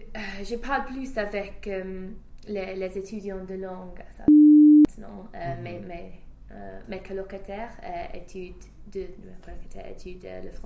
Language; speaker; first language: French; non-native, fluent; English